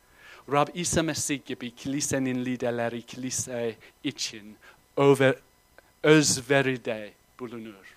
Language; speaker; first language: Turkish; non-native, fluent; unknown